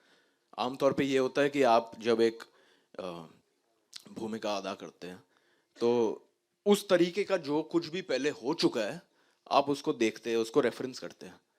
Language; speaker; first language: Hindi; native; Hindi